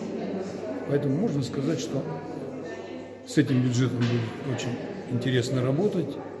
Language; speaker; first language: Russian; native; Russian